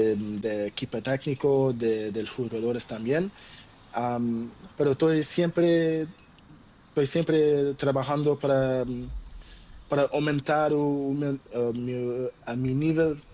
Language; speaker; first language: Spanish; non-native, learner; Portuguese